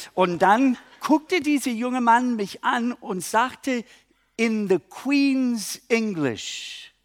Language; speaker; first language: German; non-native, fluent; English